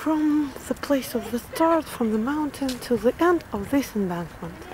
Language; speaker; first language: English; non-native, fluent; Russian